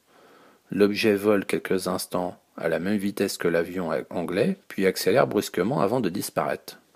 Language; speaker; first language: French; native; French